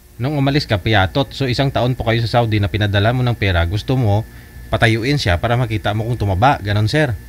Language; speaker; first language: Filipino; native; Filipino